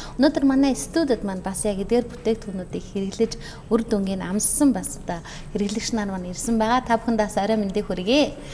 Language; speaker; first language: Mongolian; native; Mongolian